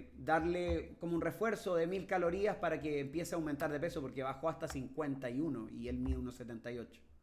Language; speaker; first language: Spanish; native; Spanish